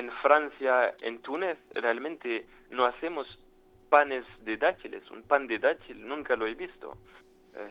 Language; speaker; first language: Spanish; non-native, fluent; French